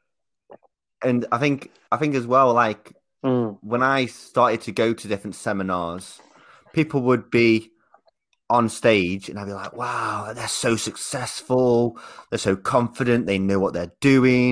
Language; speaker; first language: English; native; English